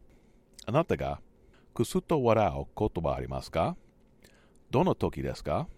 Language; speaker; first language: Japanese; non-native, learner; English